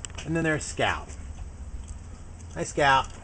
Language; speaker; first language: English; native; English